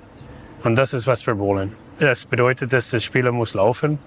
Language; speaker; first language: German; non-native, learner; English